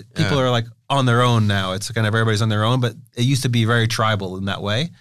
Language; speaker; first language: English; native; English